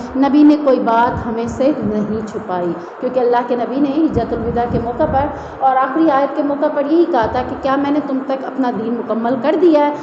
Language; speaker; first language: Urdu; non-native, local second language; Saraiki